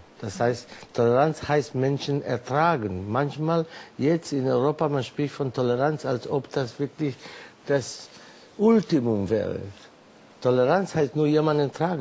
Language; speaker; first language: German; non-native, fluent; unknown